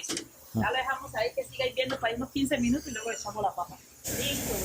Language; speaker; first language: Spanish; native; Spanish